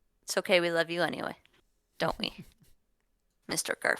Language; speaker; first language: English; native; English